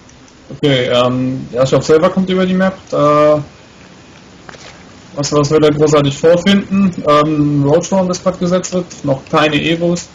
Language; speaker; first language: German; native; German